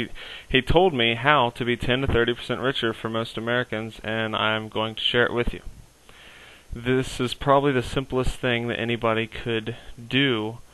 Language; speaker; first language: English; native; English